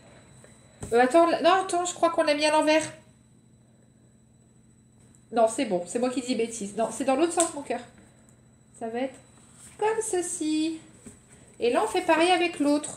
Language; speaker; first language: French; native; French